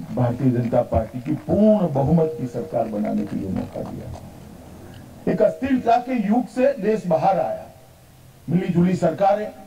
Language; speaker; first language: Hindi; non-native, local second language; Gujarati